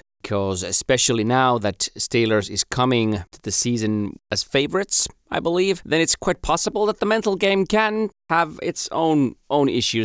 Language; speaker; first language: English; non-native, fluent; Finnish